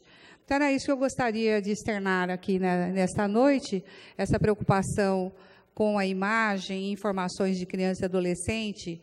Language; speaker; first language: Portuguese; native; Portuguese